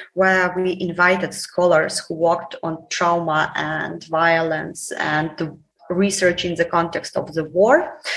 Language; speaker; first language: English; non-native, fluent; Ukrainian